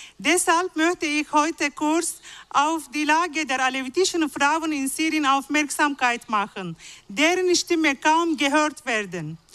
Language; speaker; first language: German; non-native, fluent; Arabic